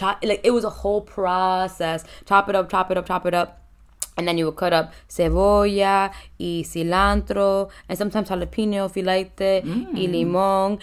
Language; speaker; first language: English; early bilingual, other home language; Spanish